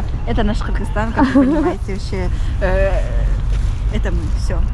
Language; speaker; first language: Russian; non-native, local second language; Kyrgyz